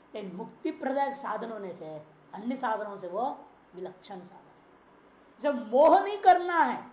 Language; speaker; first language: Hindi; non-native, local second language; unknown